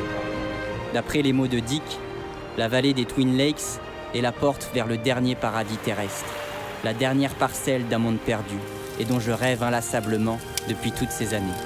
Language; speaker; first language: French; native; French